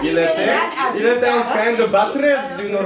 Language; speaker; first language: French; non-native, learner; Dutch